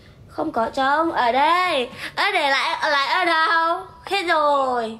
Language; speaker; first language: Vietnamese; non-native, learner; Indonesian